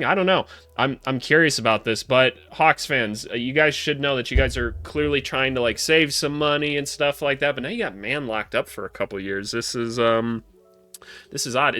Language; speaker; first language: English; native; English